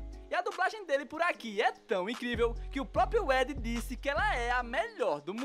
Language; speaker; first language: Portuguese; native; Portuguese